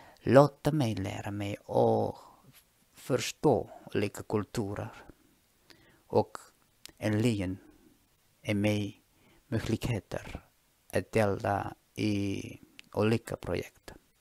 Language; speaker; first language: Swedish; non-native, fluent; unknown